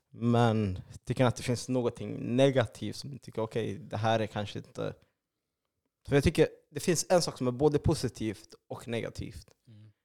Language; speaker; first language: Swedish; early bilingual, other home language; Somali